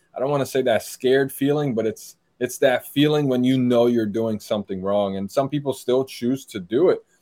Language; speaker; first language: English; early bilingual, other home language; Portuguese